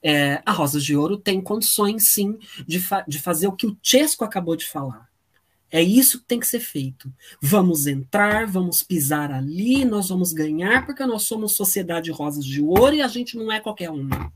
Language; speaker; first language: Portuguese; native; Portuguese